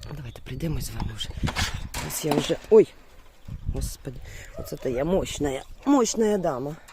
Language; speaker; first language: Ukrainian; non-native, local second language; Russian